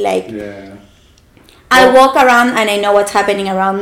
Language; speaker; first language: English; non-native, fluent; Spanish